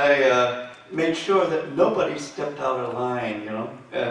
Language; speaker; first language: English; native; English